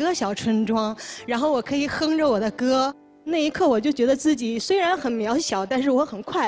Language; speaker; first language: Chinese; native; Chinese